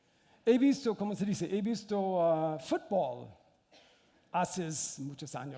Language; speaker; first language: Spanish; non-native, learner; English